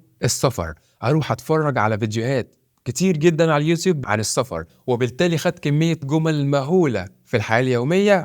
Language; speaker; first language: Arabic; native; Arabic